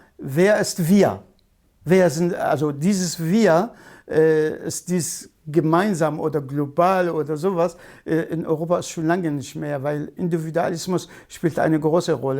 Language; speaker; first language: German; non-native, fluent; Kurdish